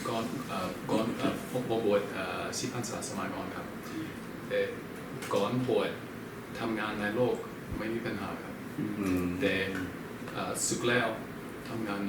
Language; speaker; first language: Thai; non-native, learner; English